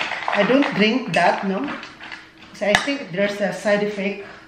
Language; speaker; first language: English; non-native, local second language; Filipino